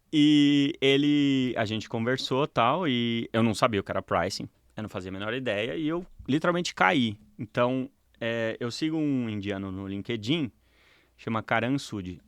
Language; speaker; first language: Portuguese; native; Portuguese